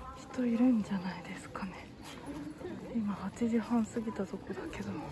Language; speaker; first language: Japanese; native; Japanese